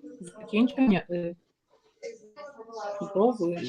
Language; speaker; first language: Ukrainian; non-native, learner; Russian